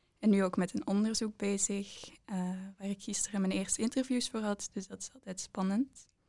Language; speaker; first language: Dutch; native; Dutch